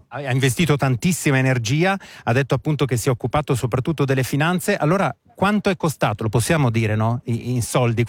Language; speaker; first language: Italian; native; Italian